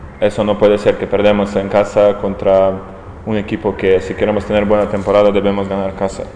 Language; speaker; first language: Spanish; non-native, learner; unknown